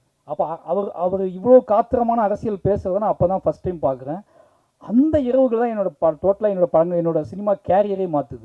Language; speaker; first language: Tamil; native; Tamil